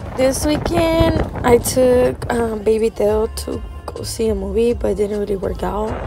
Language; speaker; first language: English; early bilingual, other home language; Spanish